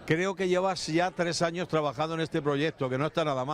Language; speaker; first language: Spanish; native; Spanish